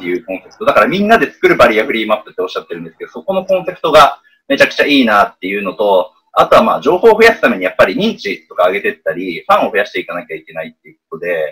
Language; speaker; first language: Japanese; native; Japanese